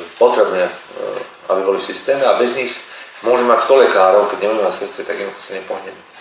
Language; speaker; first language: Slovak; native; Slovak